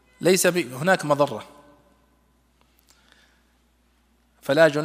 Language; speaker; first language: Arabic; native; Arabic